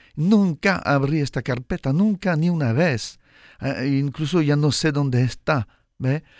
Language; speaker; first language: Spanish; non-native, fluent; French